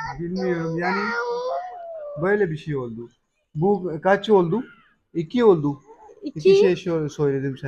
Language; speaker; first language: Turkish; non-native, learner; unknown